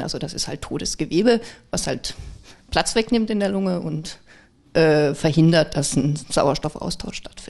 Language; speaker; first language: German; native; German